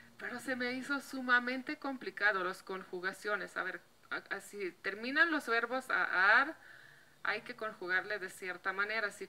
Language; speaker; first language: Spanish; non-native, fluent; Slovenian